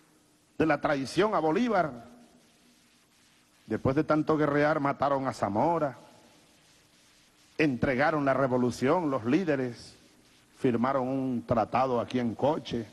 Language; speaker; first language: Spanish; native; Spanish